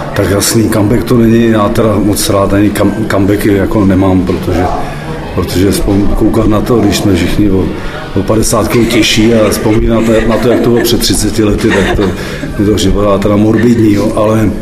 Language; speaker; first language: Czech; native; Czech